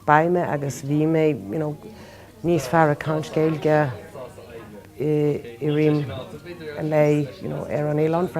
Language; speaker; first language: Irish; non-native, learner; Norwegian